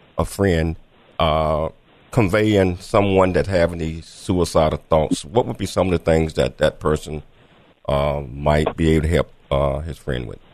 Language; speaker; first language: English; native; English